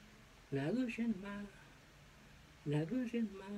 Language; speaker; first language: Chinese; non-native, learner; Cebuano